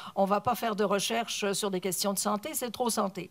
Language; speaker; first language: French; native; French